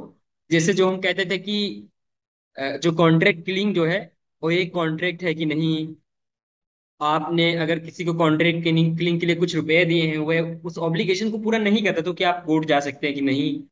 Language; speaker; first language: Hindi; native; Hindi